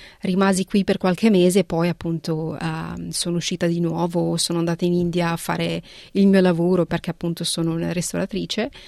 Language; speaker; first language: Italian; early bilingual, other home language; Punjabi